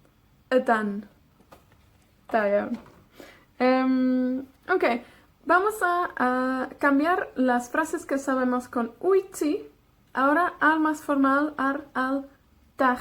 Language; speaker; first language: Spanish; non-native, fluent; Welsh